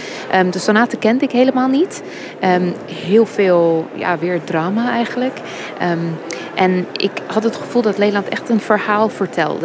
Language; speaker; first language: Dutch; non-native, fluent; English